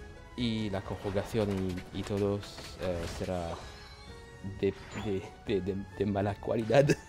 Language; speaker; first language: Spanish; non-native, learner; French